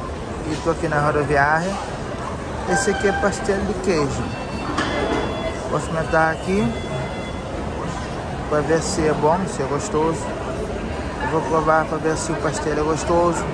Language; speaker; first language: Portuguese; non-native, learner; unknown